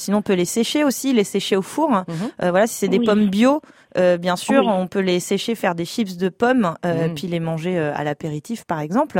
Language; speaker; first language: French; native; French